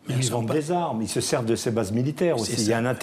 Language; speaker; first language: French; native; French